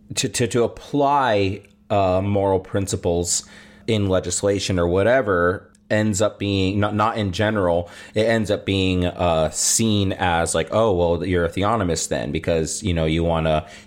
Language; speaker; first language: English; native; English